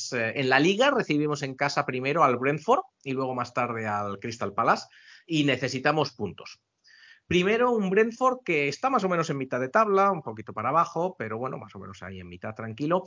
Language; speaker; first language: Spanish; native; Spanish